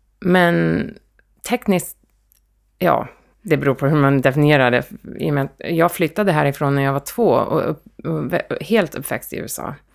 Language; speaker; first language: Swedish; early bilingual, heritage; Swedish